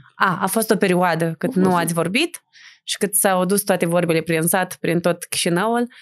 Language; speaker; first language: Romanian; native; Romanian